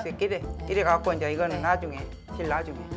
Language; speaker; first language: Korean; native; Korean